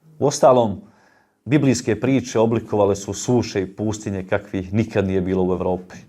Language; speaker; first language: Bosnian; native; Bosnian